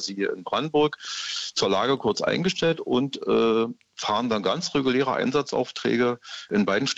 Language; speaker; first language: German; native; German